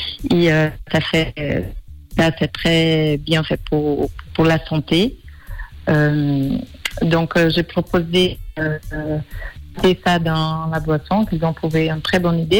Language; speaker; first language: French; non-native, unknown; Portuguese